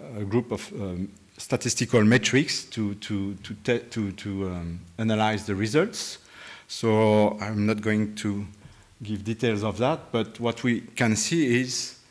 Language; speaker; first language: English; non-native, fluent; French